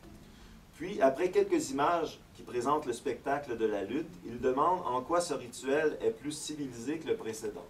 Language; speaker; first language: French; native; French